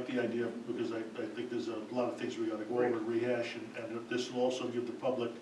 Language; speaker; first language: English; native; English